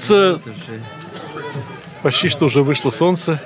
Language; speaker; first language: Russian; native; Russian